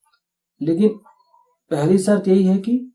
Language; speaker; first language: Hindi; native; Hindi